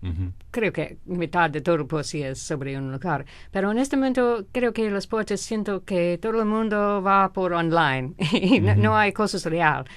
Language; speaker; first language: Spanish; non-native, fluent; English